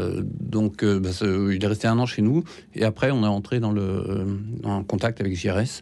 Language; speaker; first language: French; native; French